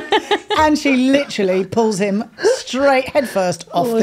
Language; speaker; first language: English; native; English